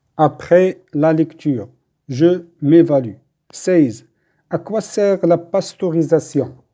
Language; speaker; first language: French; non-native, local second language; Arabic